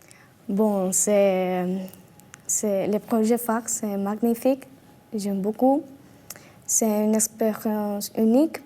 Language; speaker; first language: French; non-native, learner; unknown